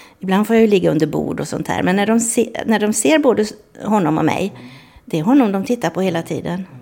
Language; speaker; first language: Swedish; native; Swedish